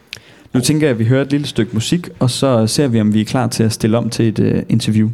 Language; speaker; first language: Danish; native; Danish